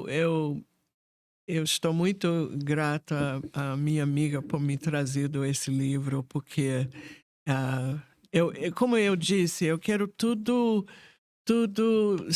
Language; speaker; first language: Portuguese; non-native, fluent; English